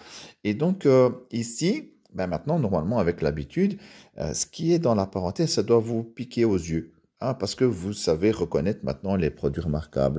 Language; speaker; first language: French; native; French